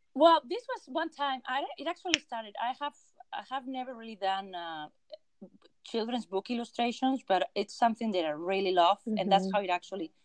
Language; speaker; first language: English; non-native, fluent; Spanish